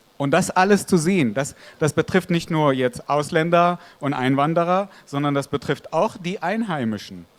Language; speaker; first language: German; non-native, fluent; Arabic